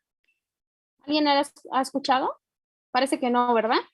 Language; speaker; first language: Spanish; native; Spanish